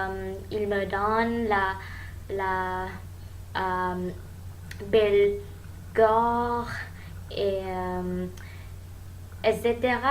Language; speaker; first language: French; non-native, learner; Thai